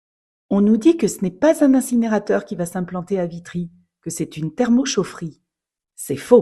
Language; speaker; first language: French; native; French